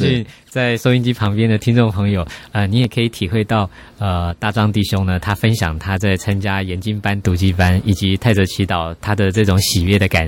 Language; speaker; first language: Chinese; native; Chinese